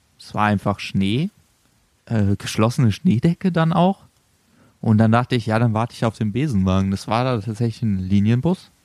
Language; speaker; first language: German; native; German